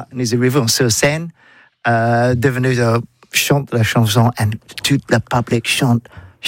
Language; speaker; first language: French; non-native, learner; English